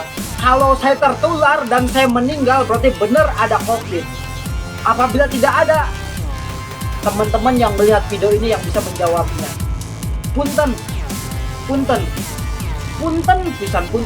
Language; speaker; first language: Indonesian; non-native, local second language; Sundanese